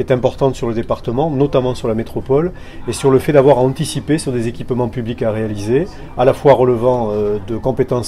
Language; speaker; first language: French; native; French